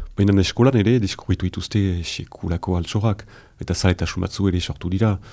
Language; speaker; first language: Basque; native; Basque